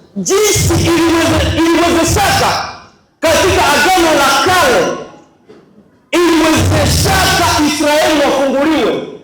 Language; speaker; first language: Swahili; native; Swahili